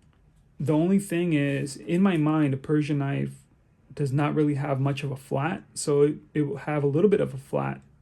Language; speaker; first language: English; native; English